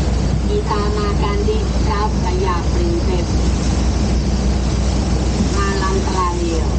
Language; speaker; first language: Indonesian; non-native, fluent; Thai